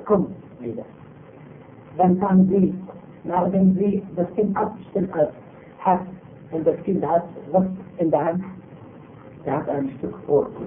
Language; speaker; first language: German; non-native, fluent; Arabic